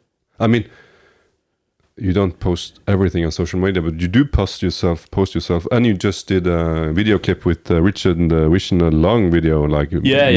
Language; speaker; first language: English; non-native, fluent; Norwegian